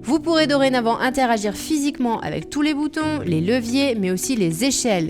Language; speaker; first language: French; native; French